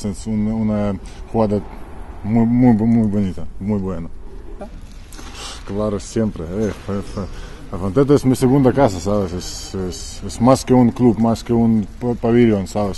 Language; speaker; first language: Spanish; non-native, learner; Ukrainian